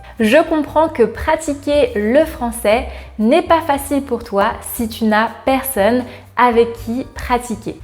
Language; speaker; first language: French; native; French